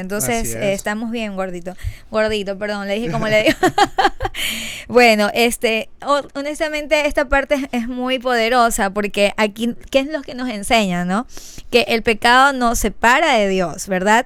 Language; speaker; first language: Spanish; native; Spanish